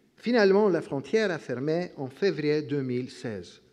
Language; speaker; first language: French; non-native, fluent; Greek